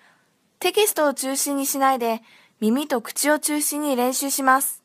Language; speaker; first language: Japanese; non-native, fluent; Korean